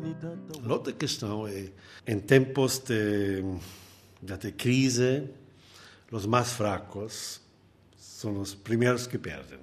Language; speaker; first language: Portuguese; non-native, fluent; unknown